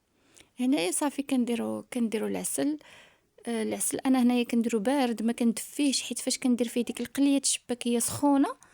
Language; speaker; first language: Arabic; native; Arabic